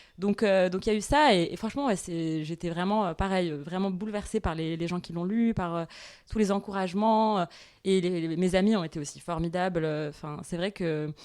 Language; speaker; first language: French; non-native, local second language; Arabic